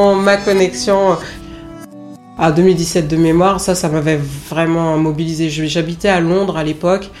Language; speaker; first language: French; native; French